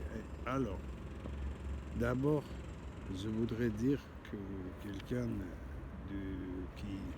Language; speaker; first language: French; non-native, learner; Armenian